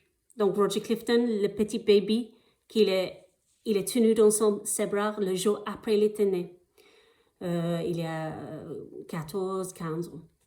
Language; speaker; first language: French; non-native, fluent; English